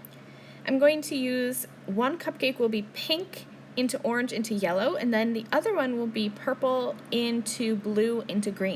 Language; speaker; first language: English; native; English